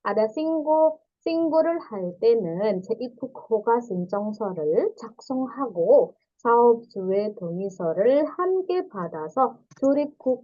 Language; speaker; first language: Korean; non-native, fluent; Indonesian